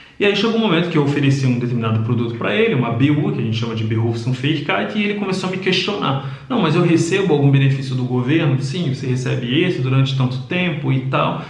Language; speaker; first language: Portuguese; native; Portuguese